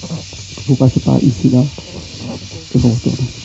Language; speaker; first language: French; non-native, local second language; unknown